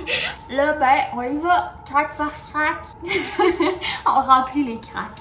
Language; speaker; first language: French; native; French